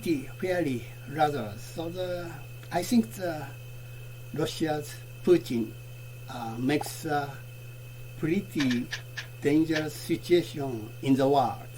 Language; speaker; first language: English; non-native, learner; Japanese